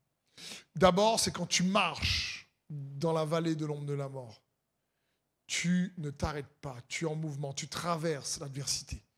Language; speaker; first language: French; native; French